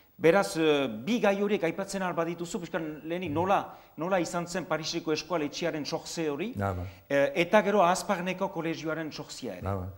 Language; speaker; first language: Basque; native; Basque